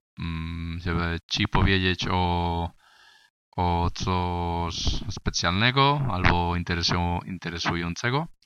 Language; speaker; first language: Polish; non-native, learner; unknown